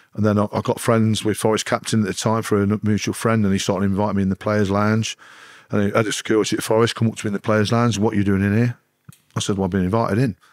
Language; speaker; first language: English; native; English